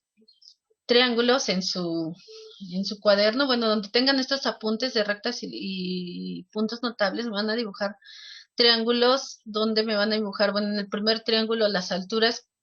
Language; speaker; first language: Spanish; native; Spanish